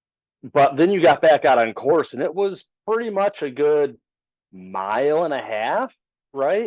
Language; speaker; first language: English; native; English